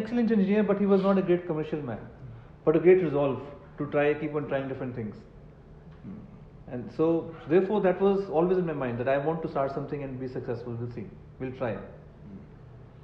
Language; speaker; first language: English; non-native, local second language; Punjabi